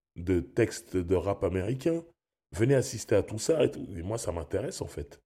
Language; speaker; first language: French; native; French